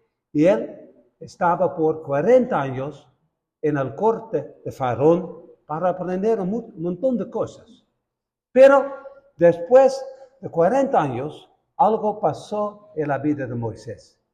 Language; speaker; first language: Spanish; non-native, fluent; Dutch